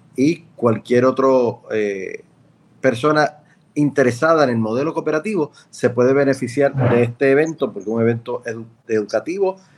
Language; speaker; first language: Spanish; native; Spanish